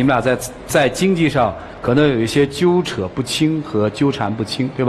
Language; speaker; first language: Chinese; native; Chinese